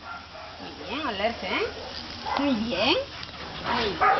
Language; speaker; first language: Spanish; native; Spanish